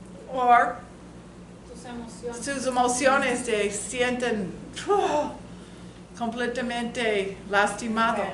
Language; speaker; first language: Spanish; non-native, learner; English